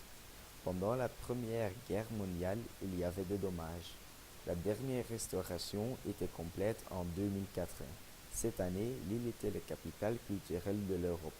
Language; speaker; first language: French; non-native, learner; Dutch